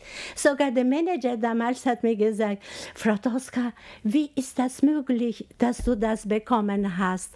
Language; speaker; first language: German; non-native, fluent; Albanian